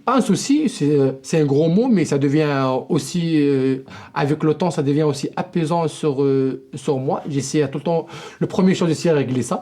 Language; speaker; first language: French; non-native, local second language; Arabic